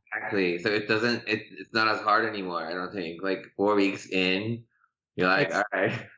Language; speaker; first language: English; early bilingual, other home language; Persian